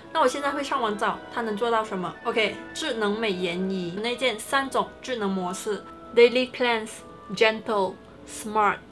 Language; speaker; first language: Chinese; native; Chinese